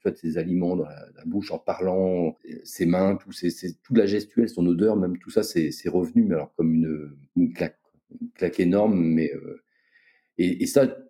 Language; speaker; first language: French; native; French